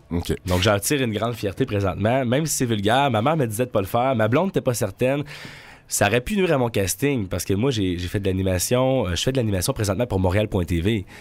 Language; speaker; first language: French; native; French